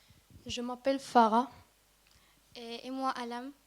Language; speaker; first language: French; non-native, learner; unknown